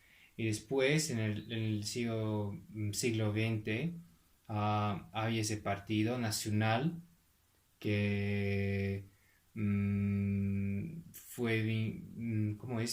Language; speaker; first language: Spanish; non-native, fluent; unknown